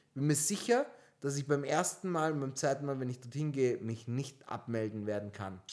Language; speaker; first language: German; early bilingual, other home language; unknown